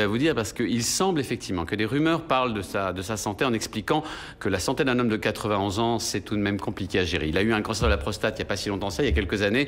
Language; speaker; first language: French; native; French